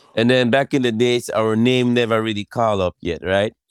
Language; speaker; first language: English; non-native, fluent; Japanese